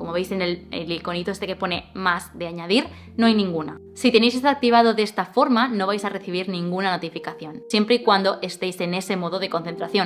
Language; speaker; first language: Spanish; native; Spanish